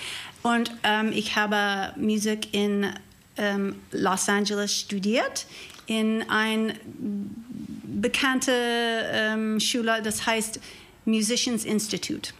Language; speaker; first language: German; non-native, learner; English